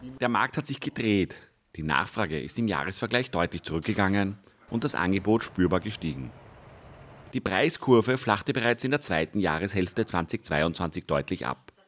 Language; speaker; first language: German; native; German